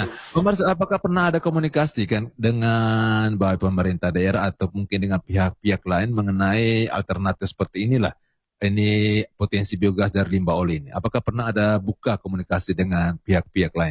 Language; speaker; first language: Indonesian; native; Indonesian